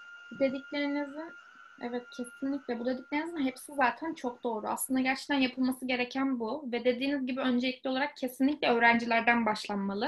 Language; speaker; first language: Turkish; native; Turkish